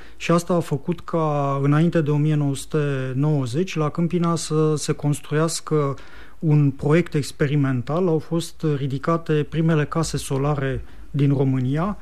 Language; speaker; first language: Romanian; native; Romanian